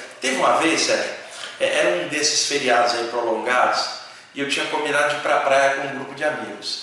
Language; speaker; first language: Portuguese; native; Portuguese